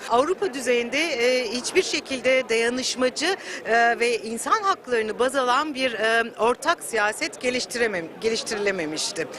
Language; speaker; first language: Turkish; early bilingual, other home language; Kurdish